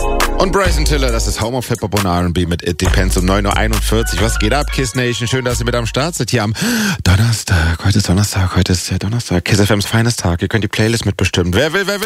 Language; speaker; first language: German; native; German